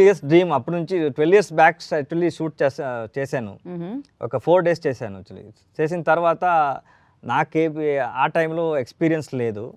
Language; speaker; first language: Telugu; non-native, learner; Kannada